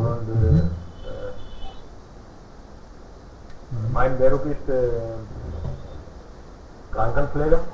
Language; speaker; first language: German; non-native, learner; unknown